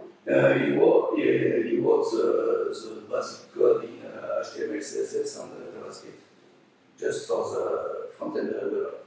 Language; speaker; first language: English; non-native, fluent; French